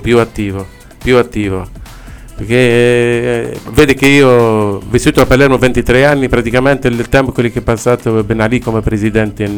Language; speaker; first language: Italian; non-native, learner; Arabic